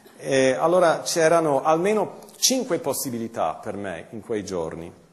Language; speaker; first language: Italian; non-native, fluent; English